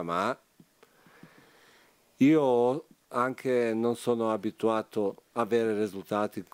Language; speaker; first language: Italian; non-native, fluent; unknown